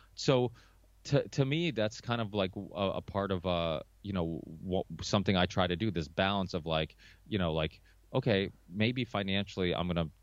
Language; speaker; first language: English; early bilingual, other home language; Portuguese